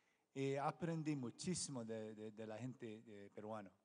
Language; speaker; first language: Spanish; non-native, learner; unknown